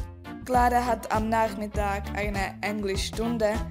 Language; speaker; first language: German; non-native, learner; Czech